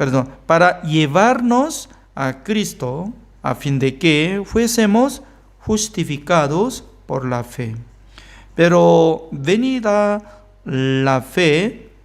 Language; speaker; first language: Spanish; non-native, fluent; Korean